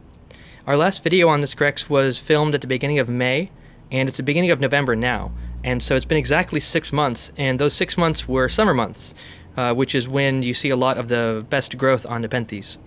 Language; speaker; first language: English; native; English